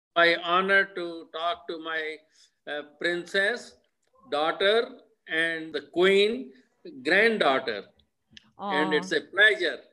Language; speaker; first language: English; non-native, local second language; Punjabi